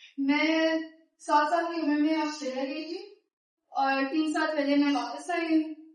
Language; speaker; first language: Urdu; early bilingual, heritage; Urdu